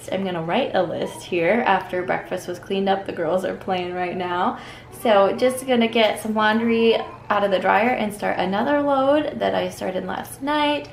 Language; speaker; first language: English; native; English